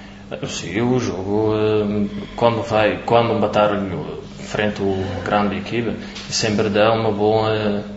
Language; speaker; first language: Portuguese; non-native, learner; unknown